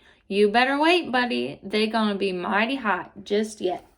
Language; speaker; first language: English; native; English